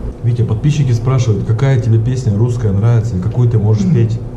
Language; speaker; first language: Russian; native; Russian